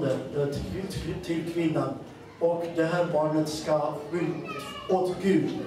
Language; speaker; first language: Swedish; non-native, fluent; Amharic